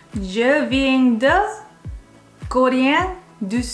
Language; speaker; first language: French; non-native, learner; Korean